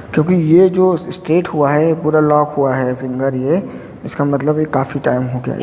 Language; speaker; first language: Hindi; native; Hindi